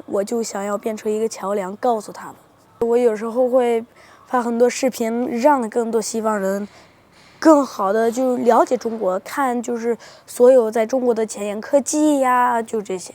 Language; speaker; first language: Chinese; early bilingual, heritage; Spanish